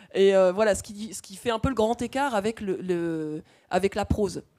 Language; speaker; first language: French; native; French